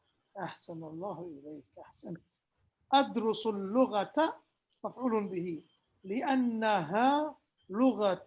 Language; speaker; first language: Arabic; non-native, fluent; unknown